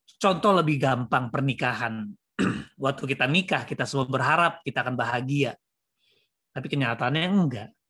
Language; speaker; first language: Indonesian; native; Indonesian